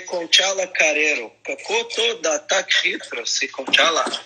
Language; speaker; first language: Slovenian; non-native, learner; Portuguese